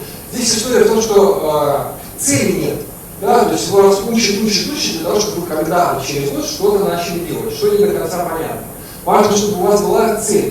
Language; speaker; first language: Russian; native; Russian